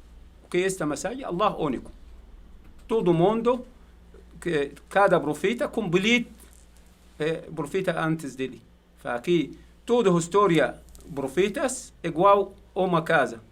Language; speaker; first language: Portuguese; non-native, learner; Arabic